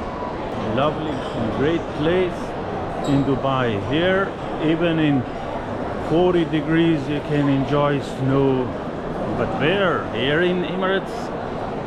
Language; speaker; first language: English; non-native, fluent; Pashto